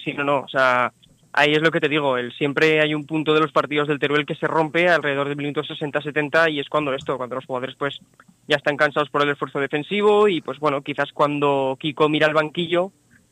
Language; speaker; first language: Spanish; native; Spanish